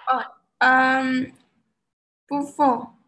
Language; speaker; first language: French; non-native, learner; Indonesian